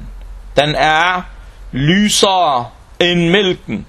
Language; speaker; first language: Danish; non-native, local second language; Arabic